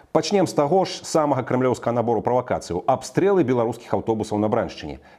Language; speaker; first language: Belarusian; native; Belarusian